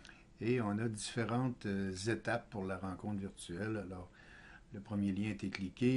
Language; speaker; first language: French; native; French